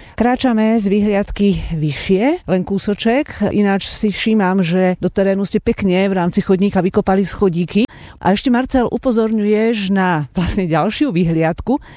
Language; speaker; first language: Slovak; native; Slovak